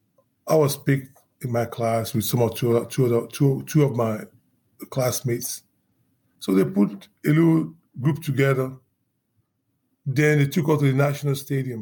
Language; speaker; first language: English; non-native, local second language; Yoruba